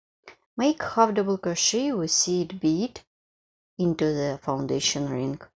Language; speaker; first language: English; non-native, fluent; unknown